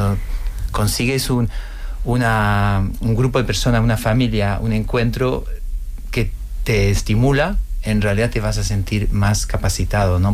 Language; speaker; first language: Spanish; non-native, fluent; French